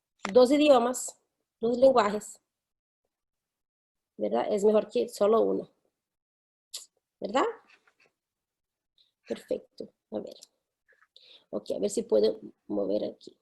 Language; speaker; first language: Spanish; non-native, fluent; English